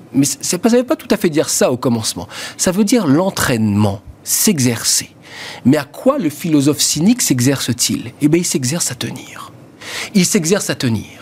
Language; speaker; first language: French; native; French